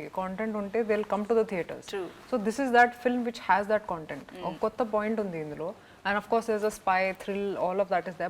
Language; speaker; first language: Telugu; non-native, fluent; Hindi